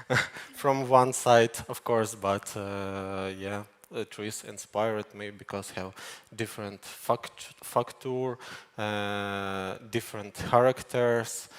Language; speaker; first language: English; non-native, learner; Ukrainian